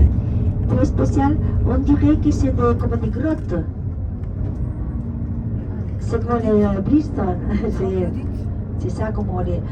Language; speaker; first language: French; non-native, learner; Spanish